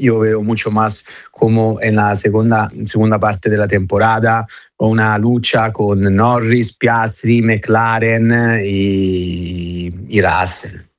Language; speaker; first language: Spanish; non-native, fluent; Italian